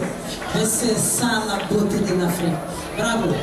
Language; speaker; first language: French; non-native, local second language; Bambara